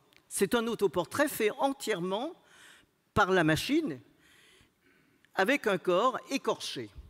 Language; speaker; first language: French; native; French